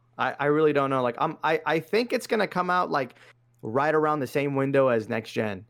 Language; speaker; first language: English; early bilingual, other home language; Arabic